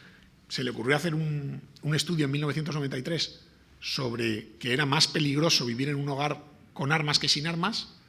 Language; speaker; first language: Spanish; native; Spanish